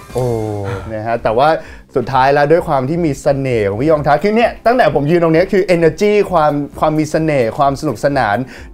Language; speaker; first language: Thai; native; Thai